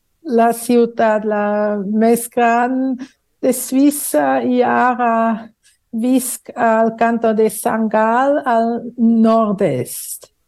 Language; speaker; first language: Catalan; non-native, fluent; German